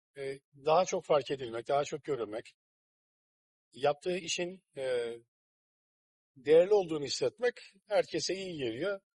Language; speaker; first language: Turkish; native; Turkish